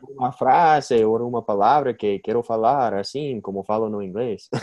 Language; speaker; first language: Portuguese; non-native, learner; English